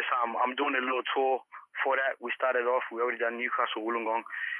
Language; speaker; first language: English; native; English